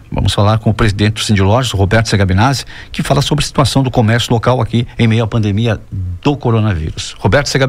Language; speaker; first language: Portuguese; native; Portuguese